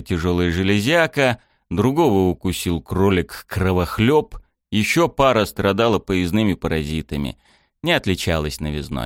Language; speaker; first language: Russian; native; Russian